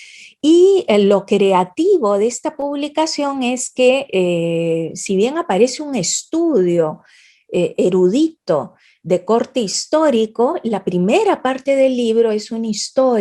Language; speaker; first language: Spanish; native; Spanish